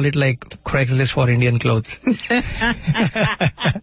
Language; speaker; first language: English; non-native, local second language; Marathi